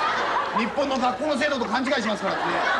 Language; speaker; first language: Japanese; native; Japanese